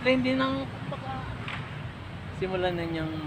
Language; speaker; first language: Filipino; native; Filipino